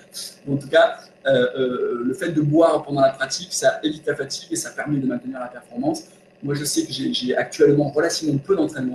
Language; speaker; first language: French; native; French